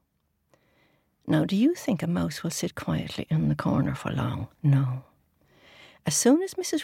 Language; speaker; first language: English; native; English